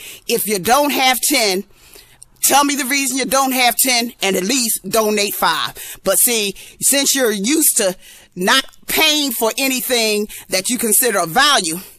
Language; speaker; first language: English; native; English